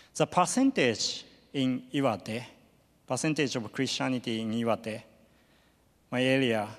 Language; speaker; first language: English; non-native, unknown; Japanese